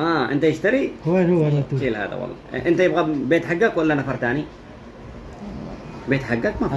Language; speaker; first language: Arabic; non-native, learner; Bangla